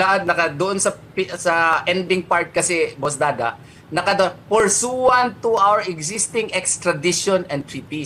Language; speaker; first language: Filipino; native; Filipino